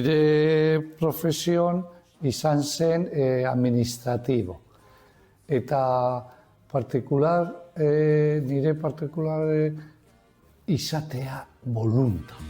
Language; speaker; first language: Basque; non-native, learner; Spanish